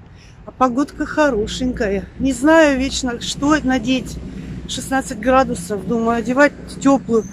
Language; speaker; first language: Russian; native; Russian